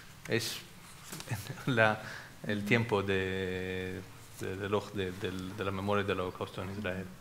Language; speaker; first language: Spanish; non-native, fluent; Hebrew